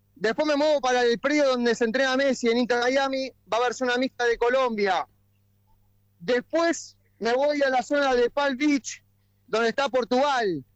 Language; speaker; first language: Spanish; native; Spanish